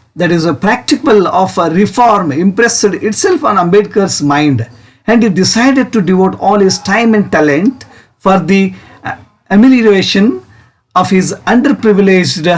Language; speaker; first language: English; non-native, local second language; Kannada